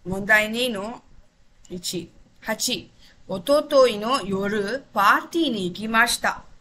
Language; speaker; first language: Japanese; non-native, fluent; Tamil